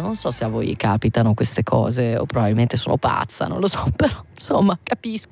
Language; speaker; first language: Italian; native; Italian